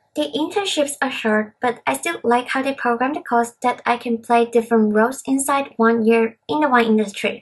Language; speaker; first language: English; non-native, local second language; Cantonese